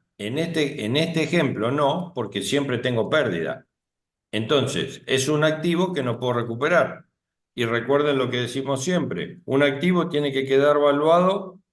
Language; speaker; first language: Spanish; native; Spanish